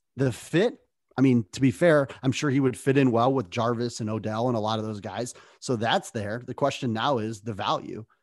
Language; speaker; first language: English; native; English